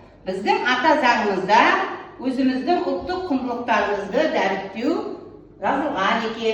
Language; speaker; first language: Kazakh; native; Kazakh